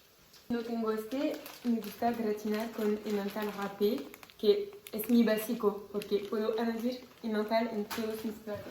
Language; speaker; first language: Spanish; non-native, fluent; French